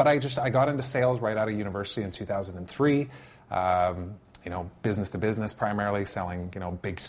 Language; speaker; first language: English; native; English